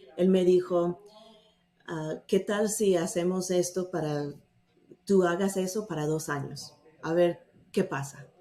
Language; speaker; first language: Spanish; non-native, fluent; English